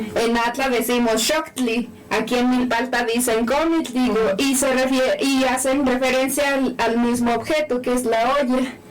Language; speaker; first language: Spanish; non-native, local second language; Nahuatl languages